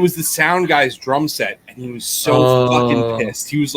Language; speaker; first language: English; native; English